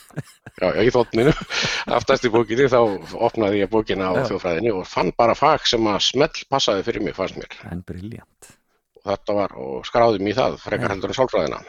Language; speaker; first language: Icelandic; native; Icelandic